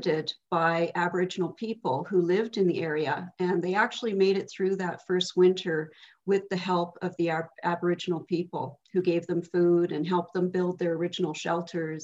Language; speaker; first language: English; native; English